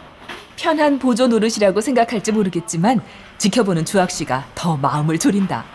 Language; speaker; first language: Korean; native; Korean